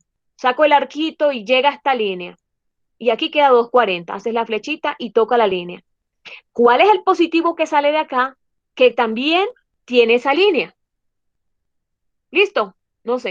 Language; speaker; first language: Spanish; native; Spanish